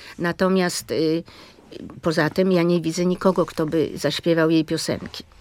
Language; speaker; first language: Polish; native; Polish